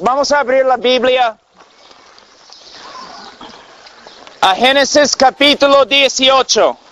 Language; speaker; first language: Spanish; non-native, fluent; English